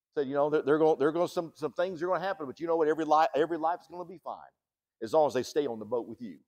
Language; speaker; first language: English; native; English